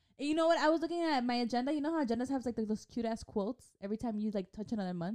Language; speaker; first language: English; early bilingual, other home language; Spanish